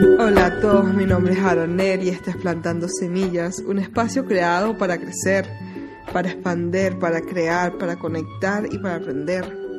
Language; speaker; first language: Spanish; early bilingual, heritage; Spanish